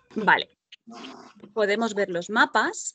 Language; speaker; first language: Spanish; native; Spanish